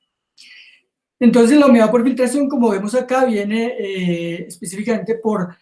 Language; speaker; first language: Spanish; native; Spanish